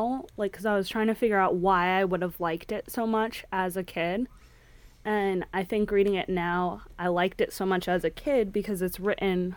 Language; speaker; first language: English; native; English